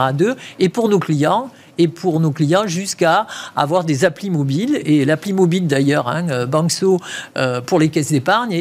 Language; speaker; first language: French; native; French